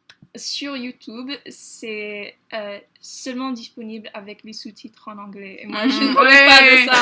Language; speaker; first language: French; non-native, fluent; English